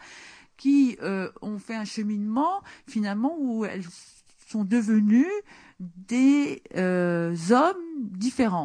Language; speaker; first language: French; native; French